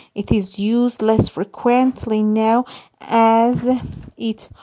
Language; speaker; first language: English; non-native, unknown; Persian